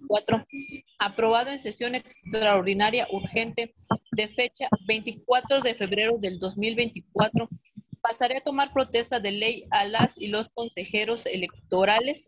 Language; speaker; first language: Spanish; native; Spanish